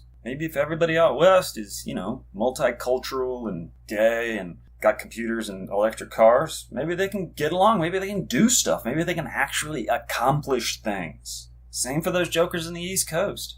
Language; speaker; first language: English; native; English